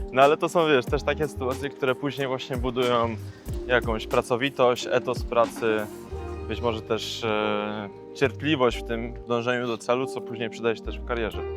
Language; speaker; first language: Polish; native; Polish